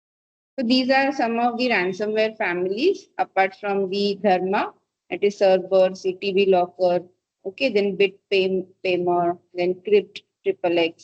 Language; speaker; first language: English; non-native, local second language; Marathi